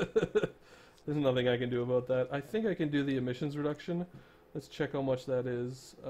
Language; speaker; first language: English; native; English